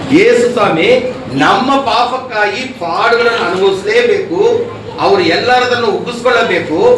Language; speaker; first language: Kannada; non-native, local second language; Telugu